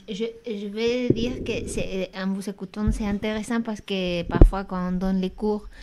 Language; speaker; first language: French; non-native, fluent; Spanish